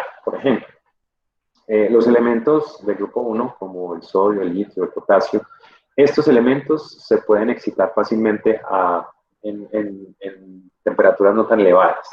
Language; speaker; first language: Spanish; native; Spanish